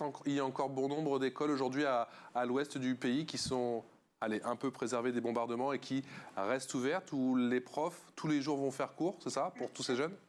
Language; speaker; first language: French; native; French